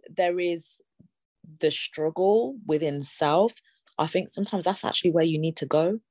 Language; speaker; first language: English; native; English